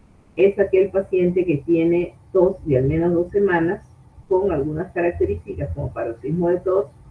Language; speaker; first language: Spanish; native; Spanish